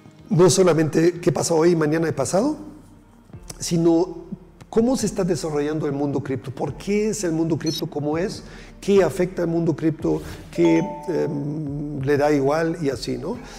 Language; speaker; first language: Spanish; non-native, fluent; German